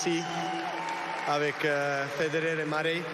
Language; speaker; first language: French; non-native, learner; Serbian